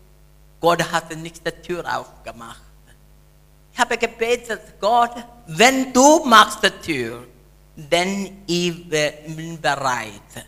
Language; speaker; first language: German; non-native, learner; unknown